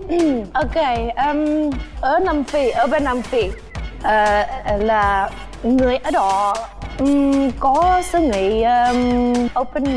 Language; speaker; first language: Vietnamese; non-native, learner; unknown